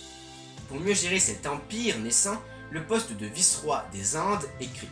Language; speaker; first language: French; native; French